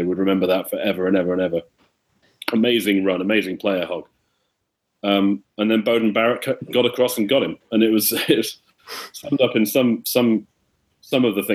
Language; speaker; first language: English; native; English